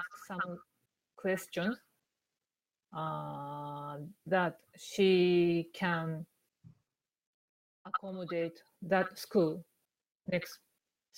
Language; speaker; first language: English; non-native, learner; Japanese